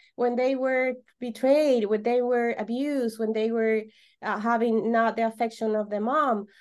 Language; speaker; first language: English; non-native, fluent; Spanish